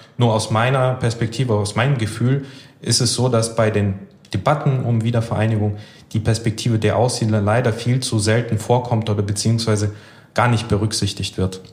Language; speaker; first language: German; early bilingual, other home language; Russian